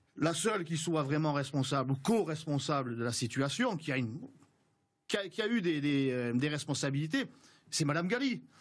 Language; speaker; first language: French; native; French